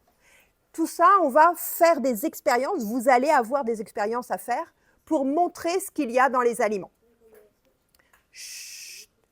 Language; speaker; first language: French; native; French